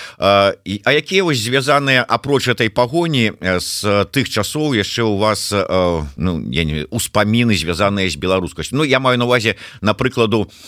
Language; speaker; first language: Belarusian; native; Belarusian